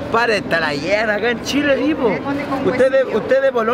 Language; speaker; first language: Spanish; native; Spanish